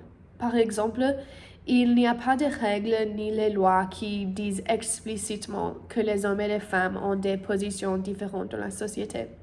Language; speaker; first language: French; non-native, learner; English